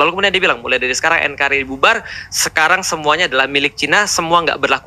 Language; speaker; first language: Indonesian; native; Indonesian